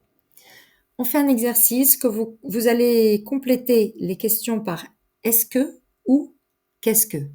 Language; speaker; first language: French; native; French